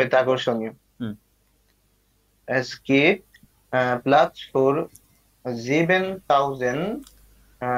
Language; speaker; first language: German; non-native, learner; Bangla